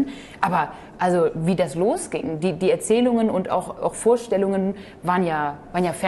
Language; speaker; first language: German; native; German